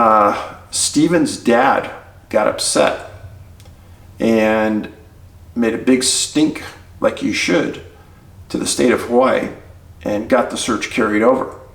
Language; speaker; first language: English; native; English